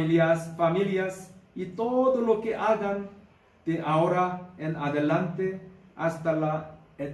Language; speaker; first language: Spanish; non-native, learner; Korean